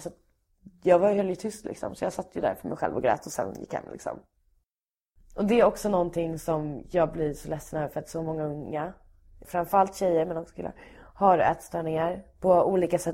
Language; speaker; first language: Swedish; native; Swedish